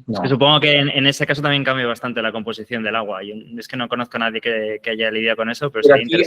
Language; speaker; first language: Spanish; native; Spanish